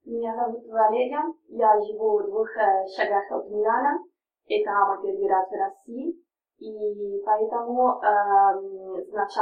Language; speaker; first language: Russian; non-native, learner; Italian